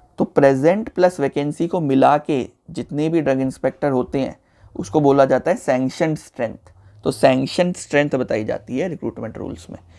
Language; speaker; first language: Hindi; native; Hindi